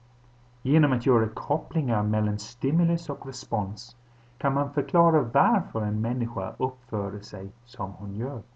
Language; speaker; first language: Swedish; non-native, fluent; English